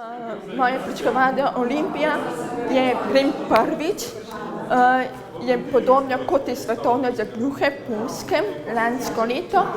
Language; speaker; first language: Slovenian; non-native, learner; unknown